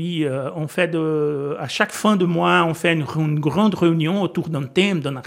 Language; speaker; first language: French; non-native, fluent; Portuguese